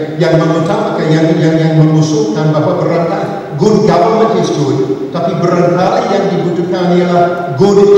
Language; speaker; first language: Malay; non-native, fluent; English